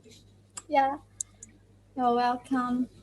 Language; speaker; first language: English; non-native, learner; Indonesian